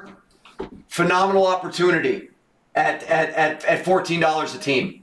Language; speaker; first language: English; native; English